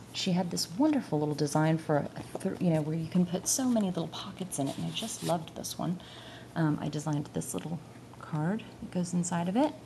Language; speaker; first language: English; native; English